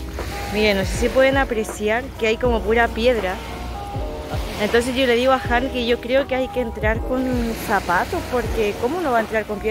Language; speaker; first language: Spanish; native; Spanish